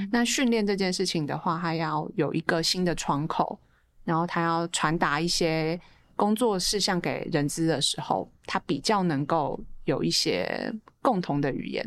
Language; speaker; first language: Chinese; native; Chinese